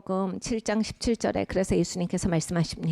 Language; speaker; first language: Korean; native; Korean